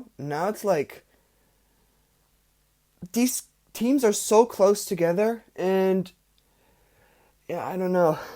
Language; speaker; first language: English; native; English